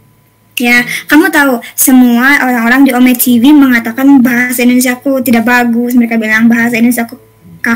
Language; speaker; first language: Indonesian; non-native, fluent; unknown